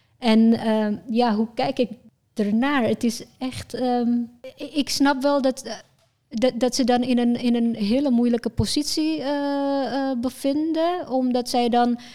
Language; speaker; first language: Dutch; non-native, fluent; Indonesian